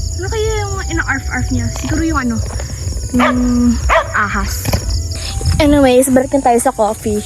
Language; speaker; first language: Filipino; non-native, local second language; Hiligaynon